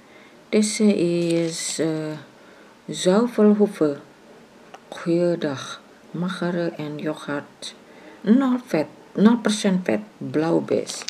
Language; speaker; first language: Dutch; non-native, learner; Indonesian